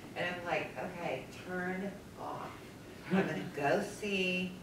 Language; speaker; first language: English; native; English